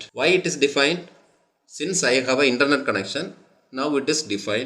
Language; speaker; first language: English; non-native, local second language; Tamil